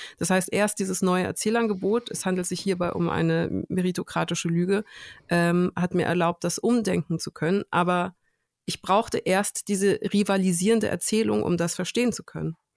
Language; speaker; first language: German; native; German